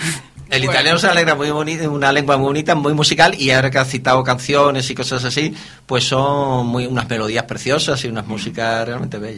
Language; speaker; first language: Spanish; native; Spanish